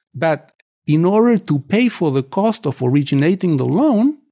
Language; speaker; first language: English; non-native, fluent; Spanish